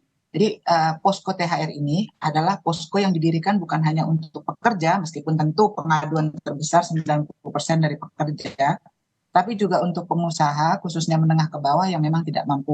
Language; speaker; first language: Indonesian; native; Indonesian